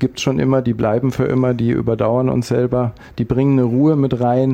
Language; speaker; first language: German; native; German